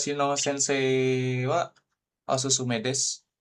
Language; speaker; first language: Japanese; non-native, learner; Indonesian